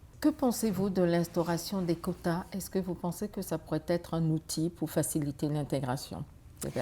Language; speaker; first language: French; native; French